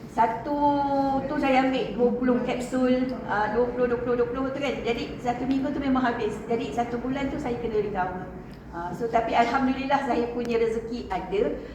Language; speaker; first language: Malay; native; Malay